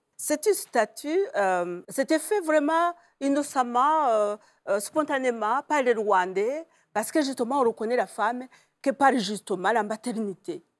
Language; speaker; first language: French; non-native, local second language; Kinyarwanda